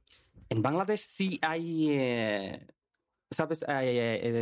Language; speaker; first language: Spanish; non-native, learner; Bangla